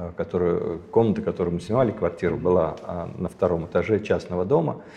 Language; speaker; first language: Russian; native; Russian